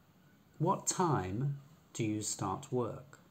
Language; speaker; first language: English; non-native, fluent; Polish